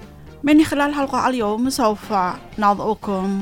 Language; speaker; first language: Arabic; non-native, fluent; Indonesian